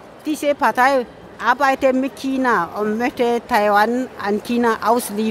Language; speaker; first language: German; non-native, fluent; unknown